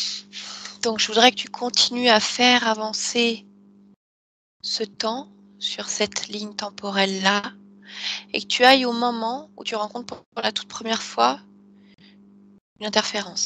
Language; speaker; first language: French; native; French